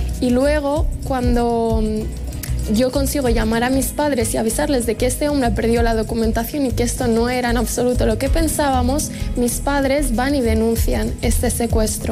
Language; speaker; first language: Spanish; early bilingual, other home language; Arabic